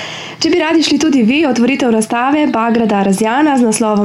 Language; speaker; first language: Slovenian; native; Slovenian